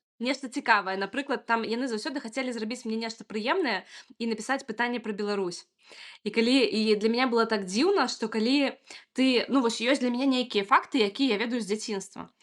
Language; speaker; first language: Belarusian; non-native, local second language; Russian